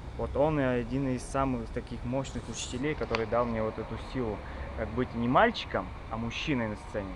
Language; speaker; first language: Russian; non-native, local second language; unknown